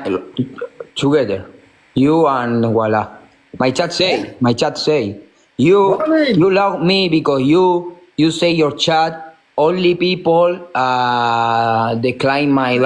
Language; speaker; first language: English; non-native, learner; Spanish